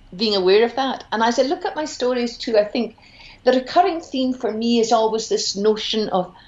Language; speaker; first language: English; native; English